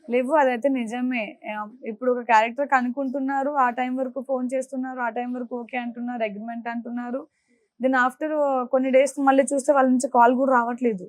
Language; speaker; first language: Telugu; native; Telugu